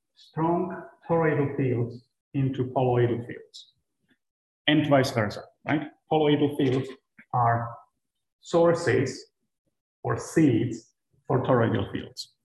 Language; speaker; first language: English; non-native, fluent; Czech